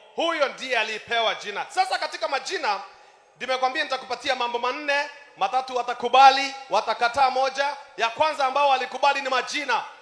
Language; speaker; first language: Swahili; non-native, local second language; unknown